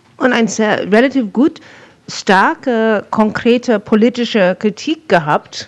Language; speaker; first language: German; non-native, fluent; English